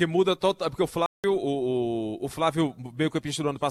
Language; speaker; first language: Portuguese; native; Portuguese